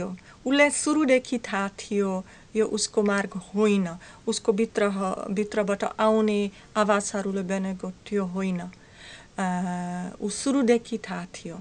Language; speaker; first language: Nepali; non-native, learner; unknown